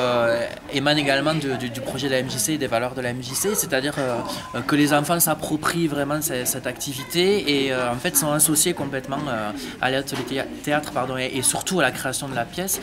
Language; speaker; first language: French; native; French